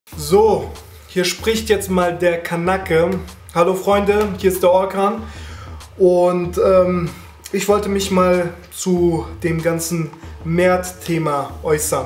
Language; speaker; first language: German; early bilingual, other home language; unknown